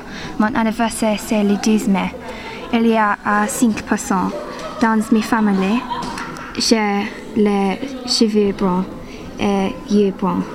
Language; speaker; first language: French; non-native, learner; English